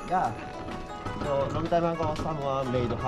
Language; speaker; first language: English; non-native, learner; Japanese